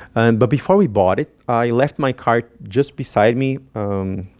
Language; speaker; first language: English; non-native, fluent; Portuguese